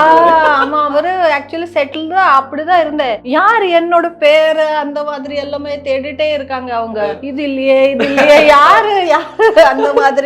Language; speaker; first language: Tamil; non-native, learner; Malayalam